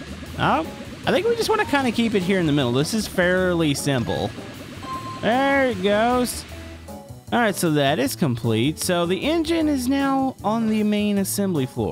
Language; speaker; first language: English; native; English